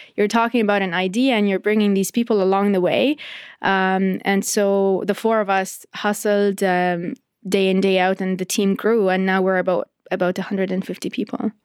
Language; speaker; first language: English; non-native, fluent; Arabic